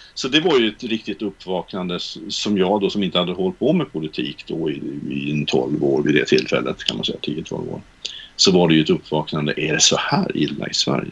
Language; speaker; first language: Swedish; native; Swedish